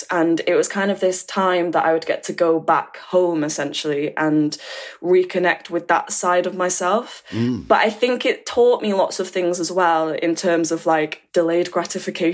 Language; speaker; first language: English; native; English